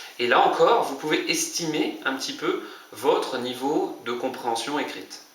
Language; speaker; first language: French; native; French